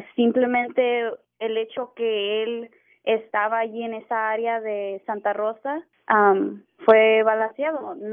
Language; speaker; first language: Spanish; early bilingual, heritage; Spanish